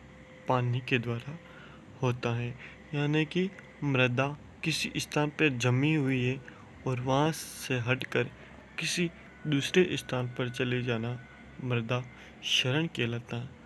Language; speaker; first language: Hindi; native; Hindi